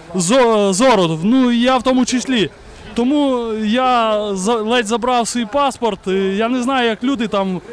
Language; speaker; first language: Ukrainian; native; Ukrainian